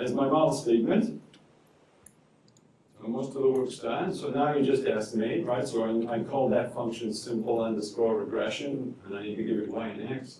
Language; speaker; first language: English; native; English